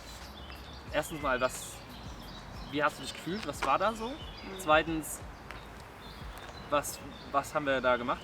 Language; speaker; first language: German; native; German